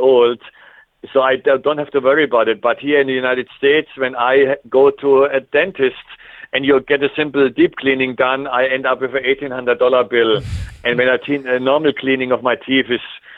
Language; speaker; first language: English; non-native, fluent; German